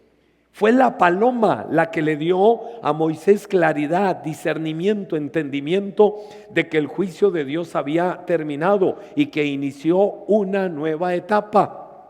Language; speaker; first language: Spanish; native; Spanish